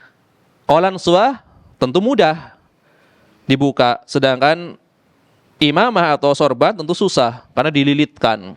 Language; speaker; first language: Indonesian; native; Indonesian